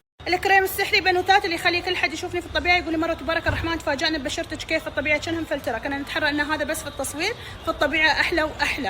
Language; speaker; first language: Arabic; native; Arabic